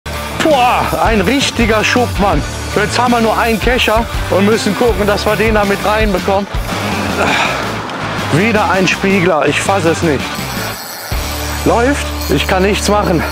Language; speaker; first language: German; native; German